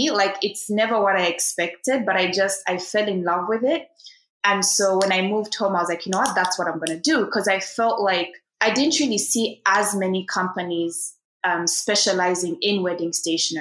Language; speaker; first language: English; non-native, local second language; Ganda